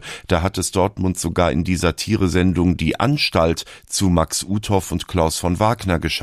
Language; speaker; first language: German; native; German